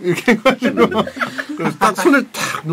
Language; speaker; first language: Korean; native; Korean